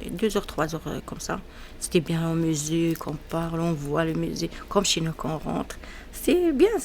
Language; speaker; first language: French; non-native, learner; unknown